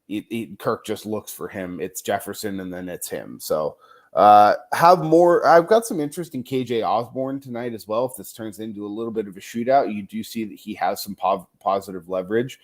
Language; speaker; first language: English; native; English